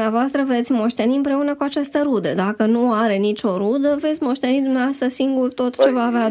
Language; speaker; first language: Romanian; native; Romanian